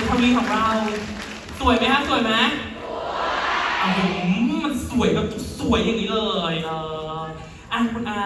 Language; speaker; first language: Thai; native; Thai